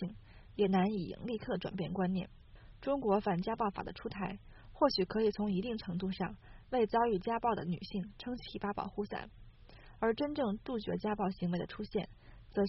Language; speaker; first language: Chinese; native; Chinese